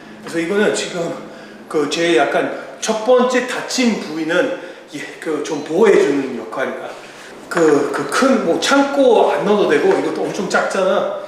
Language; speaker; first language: Korean; early bilingual, heritage; Korean